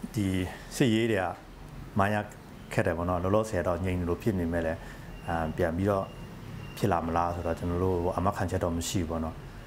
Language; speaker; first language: Burmese; non-native, local second language; Kachin